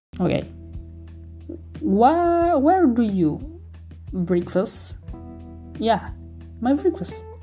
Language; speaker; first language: English; non-native, learner; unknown